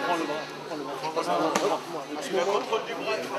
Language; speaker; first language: French; native; French